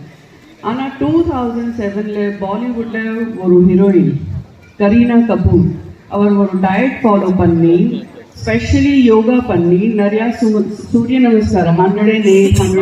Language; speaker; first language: Tamil; non-native, local second language; Gujarati